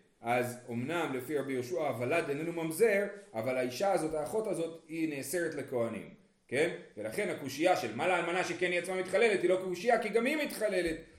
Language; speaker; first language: Hebrew; native; Hebrew